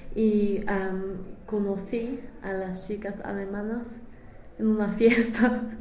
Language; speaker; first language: Spanish; non-native, fluent; English